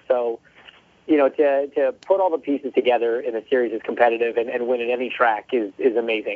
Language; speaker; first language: English; native; English